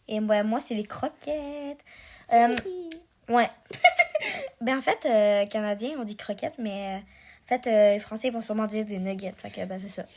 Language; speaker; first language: French; native; French